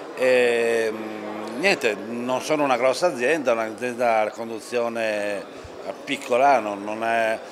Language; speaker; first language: Italian; native; Italian